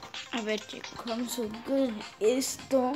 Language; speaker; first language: Spanish; native; Spanish